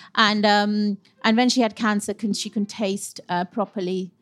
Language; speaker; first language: English; non-native, local second language; Punjabi